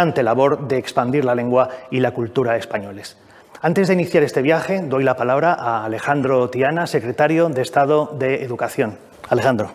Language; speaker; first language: Spanish; native; Spanish